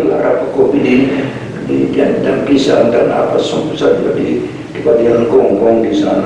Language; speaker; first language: Indonesian; non-native, fluent; Hungarian